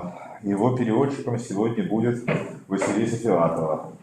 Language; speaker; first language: Russian; native; Russian